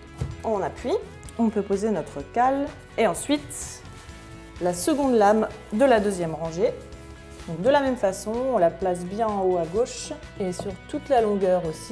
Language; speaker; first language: French; native; French